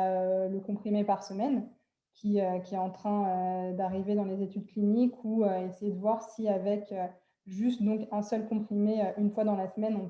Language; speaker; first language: French; native; French